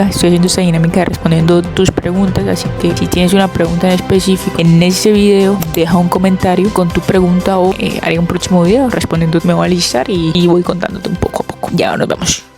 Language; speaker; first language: Spanish; native; Spanish